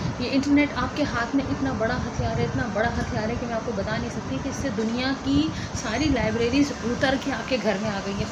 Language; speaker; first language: Urdu; native; Urdu